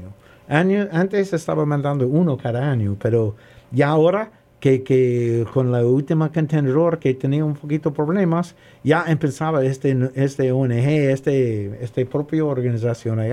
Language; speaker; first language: Spanish; non-native, learner; English